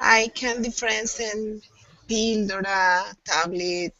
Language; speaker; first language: English; non-native, learner; Spanish